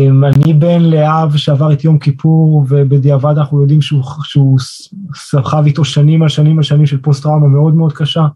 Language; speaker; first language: Hebrew; native; Hebrew